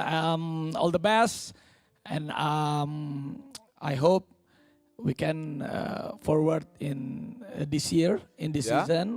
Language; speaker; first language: English; non-native, learner; Indonesian